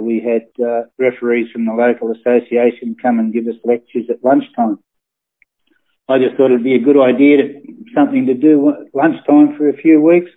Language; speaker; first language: English; native; English